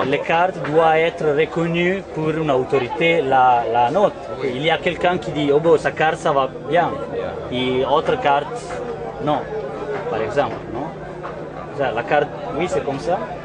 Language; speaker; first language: French; non-native, learner; Italian